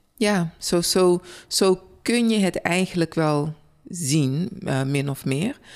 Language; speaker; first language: Dutch; early bilingual, other home language; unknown